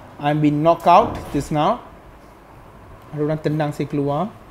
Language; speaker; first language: English; non-native, local second language; Malay